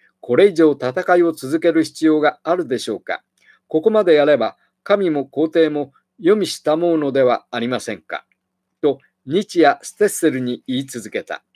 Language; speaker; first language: Japanese; native; Japanese